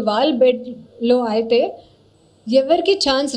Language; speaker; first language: Telugu; non-native, learner; Hindi